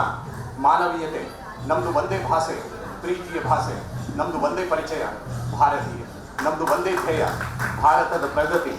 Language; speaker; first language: Kannada; non-native, fluent; Hindi